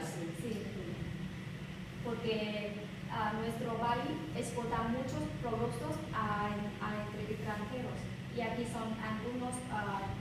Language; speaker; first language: Spanish; non-native, learner; Vietnamese